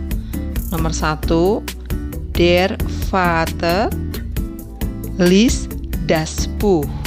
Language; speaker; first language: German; non-native, fluent; Indonesian